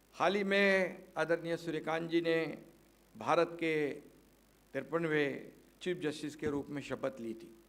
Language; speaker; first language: Hindi; non-native, local second language; Marathi